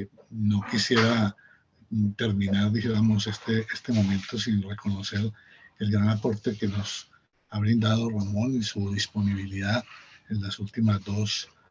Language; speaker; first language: Spanish; native; Spanish